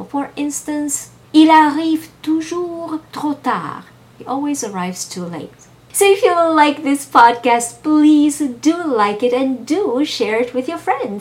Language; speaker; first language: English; non-native, fluent; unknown